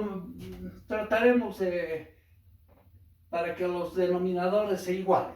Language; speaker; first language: Spanish; native; Spanish